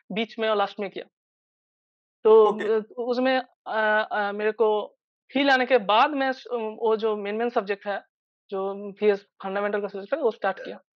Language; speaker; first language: Hindi; non-native, local second language; Bangla